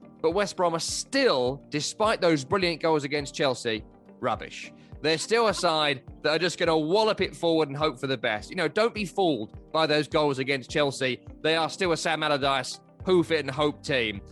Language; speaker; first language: English; native; English